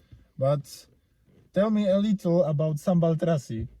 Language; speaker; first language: English; non-native, fluent; Polish